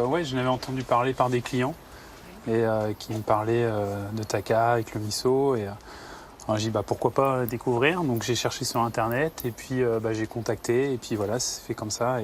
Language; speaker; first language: French; native; French